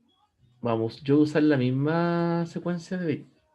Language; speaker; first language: Spanish; native; Spanish